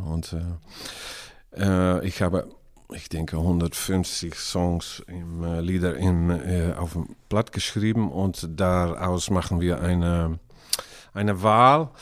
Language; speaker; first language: German; non-native, learner; Dutch